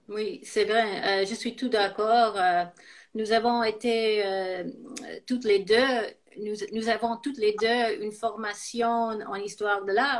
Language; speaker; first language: French; non-native, fluent; English